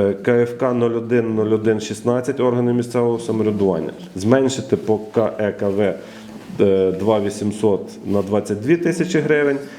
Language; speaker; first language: Ukrainian; native; Ukrainian